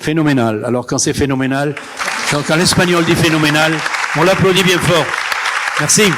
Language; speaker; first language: French; native; French